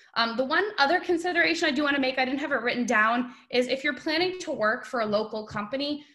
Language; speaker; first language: English; native; English